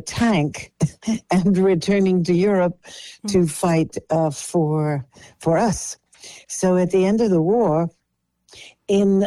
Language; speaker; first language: English; non-native, local second language; Polish